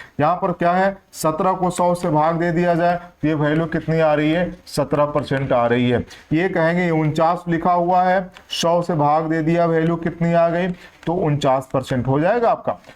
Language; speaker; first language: Hindi; native; Hindi